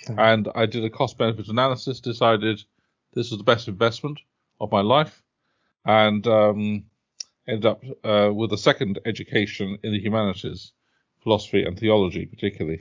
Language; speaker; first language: English; native; English